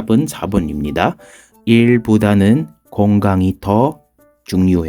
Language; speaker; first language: Korean; non-native, fluent; Filipino